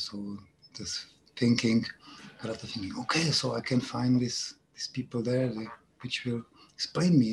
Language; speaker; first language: English; non-native, learner; Czech